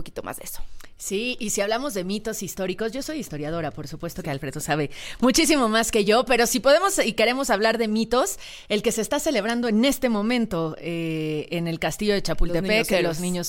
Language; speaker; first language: Spanish; native; Spanish